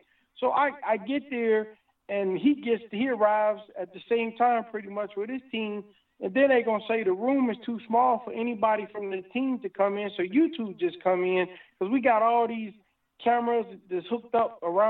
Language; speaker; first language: English; native; English